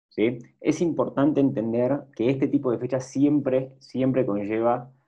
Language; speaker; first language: Spanish; native; Spanish